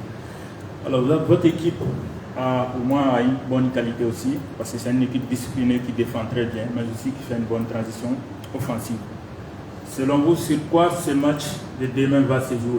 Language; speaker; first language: French; non-native, local second language; Bambara